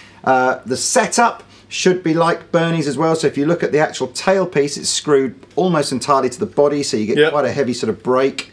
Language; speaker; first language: English; native; English